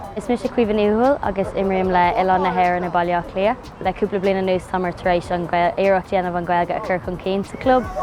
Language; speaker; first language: Irish; non-native, local second language; English